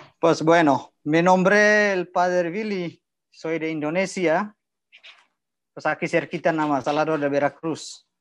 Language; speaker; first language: Spanish; non-native, learner; Indonesian